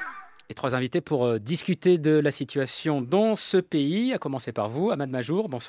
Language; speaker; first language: French; native; French